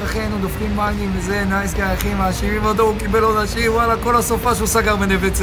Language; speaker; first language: Hebrew; native; Hebrew